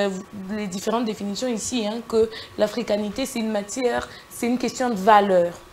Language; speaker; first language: French; non-native, local second language; Lingala